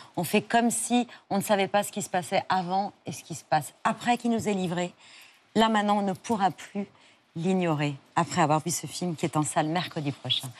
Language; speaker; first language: French; native; French